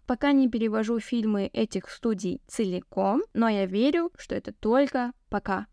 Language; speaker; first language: Russian; non-native, local second language; Kazakh